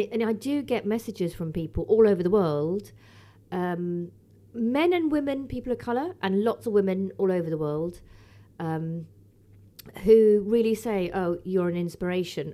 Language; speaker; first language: English; native; English